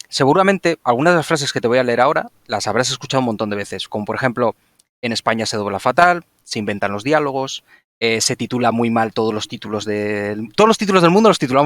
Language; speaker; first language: Spanish; native; Spanish